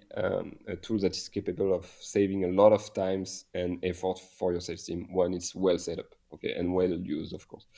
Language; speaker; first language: English; non-native, fluent; French